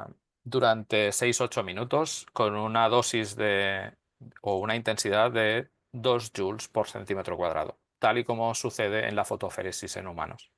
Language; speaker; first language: Spanish; native; Spanish